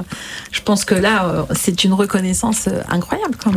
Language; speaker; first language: French; native; French